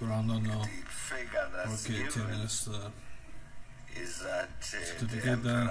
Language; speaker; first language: Spanish; non-native, learner; English